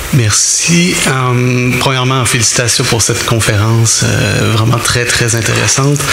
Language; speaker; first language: French; native; French